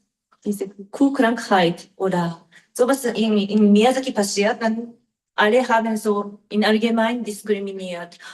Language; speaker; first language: German; non-native, learner; Japanese